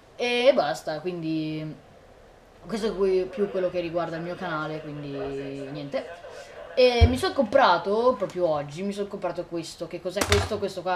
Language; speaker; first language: Italian; native; Italian